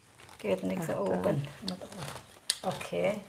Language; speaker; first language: German; non-native, learner; Thai